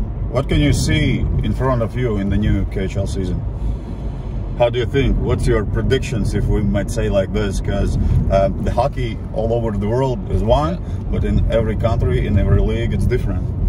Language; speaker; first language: English; non-native, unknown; Latvian